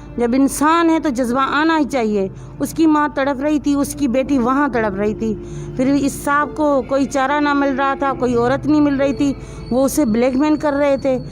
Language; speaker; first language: Urdu; non-native, local second language; Sindhi